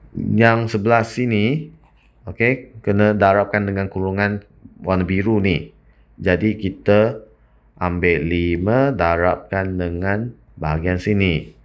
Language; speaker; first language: Malay; non-native, local second language; Chinese